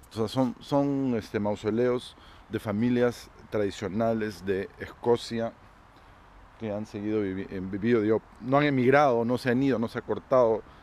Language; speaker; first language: Spanish; native; Spanish